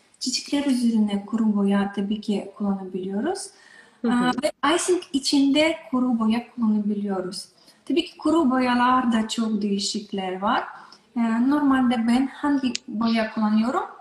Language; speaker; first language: Turkish; non-native, learner; Russian